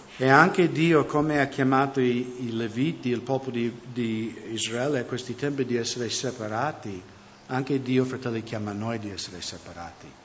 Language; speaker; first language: Italian; non-native, fluent; English